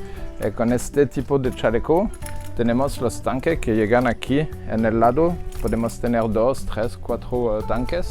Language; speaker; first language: Spanish; non-native, learner; French